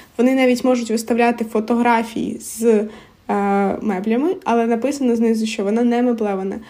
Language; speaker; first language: Ukrainian; non-native, local second language; Russian